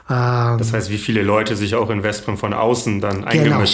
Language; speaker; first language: German; native; German